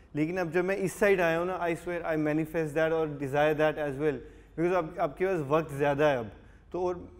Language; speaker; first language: Hindi; native; Hindi